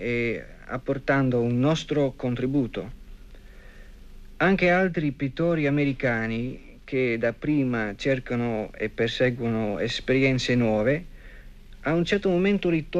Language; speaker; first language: Italian; non-native, fluent; English